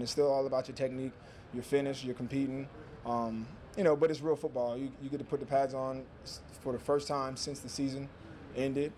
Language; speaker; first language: English; native; English